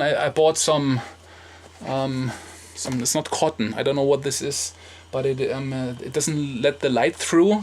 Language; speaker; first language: English; non-native, fluent; German